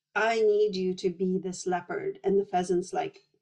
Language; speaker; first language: English; early bilingual, other home language; Polish